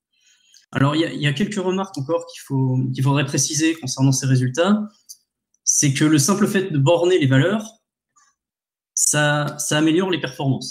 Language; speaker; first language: French; native; French